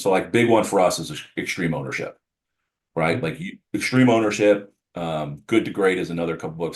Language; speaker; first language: English; native; English